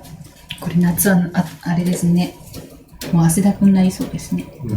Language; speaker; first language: Japanese; native; Japanese